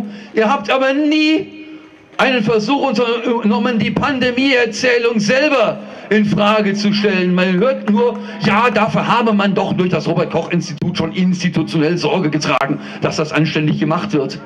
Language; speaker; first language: German; native; German